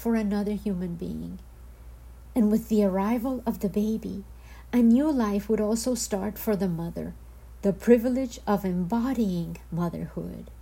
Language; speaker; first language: English; non-native, fluent; Spanish